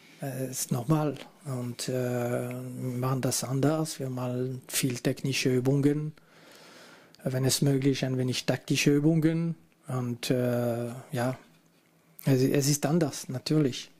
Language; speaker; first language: German; non-native, fluent; French